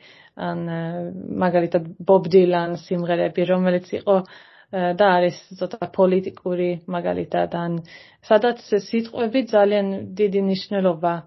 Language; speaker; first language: Georgian; early bilingual, heritage; Georgian